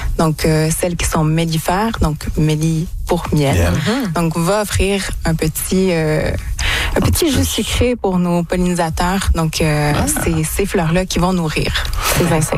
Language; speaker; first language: French; native; French